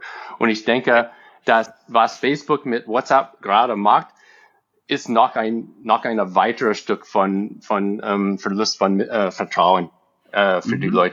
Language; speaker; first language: German; non-native, fluent; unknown